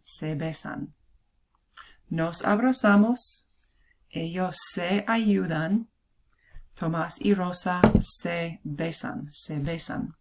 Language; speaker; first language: Spanish; non-native, fluent; English